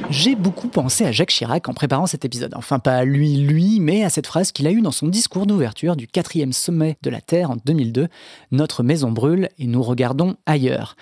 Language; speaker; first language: French; native; French